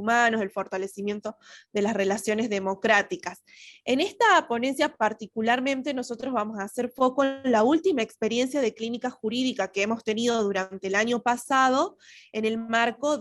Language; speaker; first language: Spanish; native; Spanish